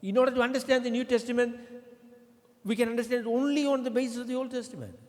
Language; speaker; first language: English; non-native, local second language; Malayalam